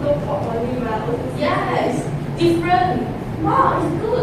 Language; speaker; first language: English; non-native, learner; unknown